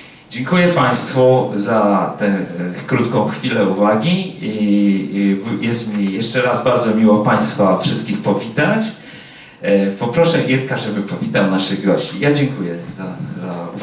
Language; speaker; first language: Polish; native; Polish